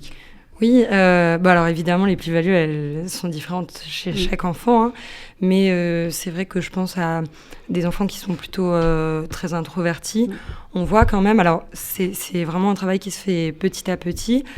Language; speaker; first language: French; native; French